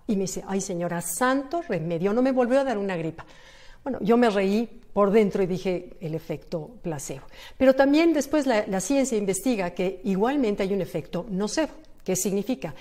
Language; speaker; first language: Spanish; native; Spanish